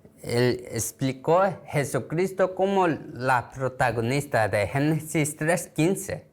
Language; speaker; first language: Spanish; non-native, learner; Korean